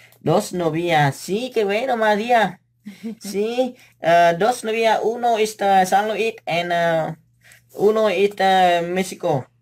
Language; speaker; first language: Spanish; non-native, learner; Vietnamese